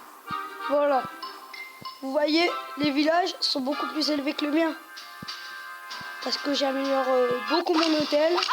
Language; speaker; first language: French; native; French